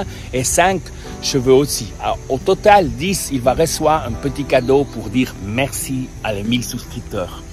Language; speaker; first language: French; non-native, learner; Spanish